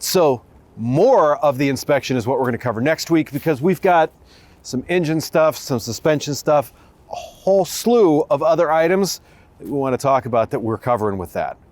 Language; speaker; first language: English; native; English